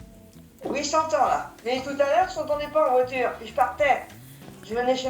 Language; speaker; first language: French; native; French